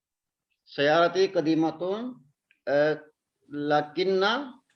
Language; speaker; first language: Arabic; non-native, fluent; Urdu